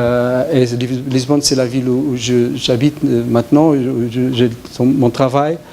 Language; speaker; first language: French; non-native, fluent; Portuguese